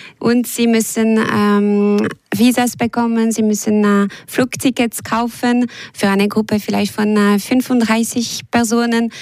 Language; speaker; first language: German; non-native, local second language; French